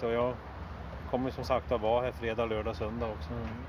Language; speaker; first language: Swedish; native; Swedish